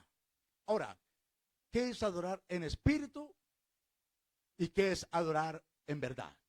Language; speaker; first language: Spanish; native; Spanish